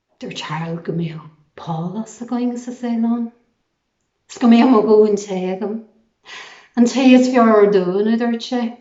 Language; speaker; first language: Irish; native; Irish